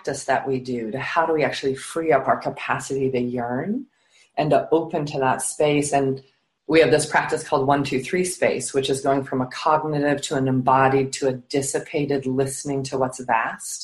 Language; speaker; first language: English; native; English